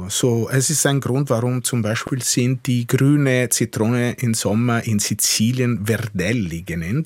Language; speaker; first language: German; non-native, fluent; Italian